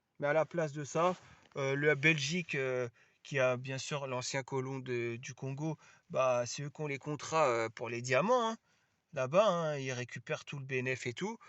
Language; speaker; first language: French; native; French